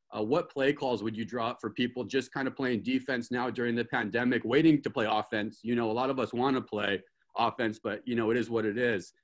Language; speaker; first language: English; native; English